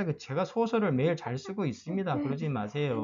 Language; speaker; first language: Korean; native; Korean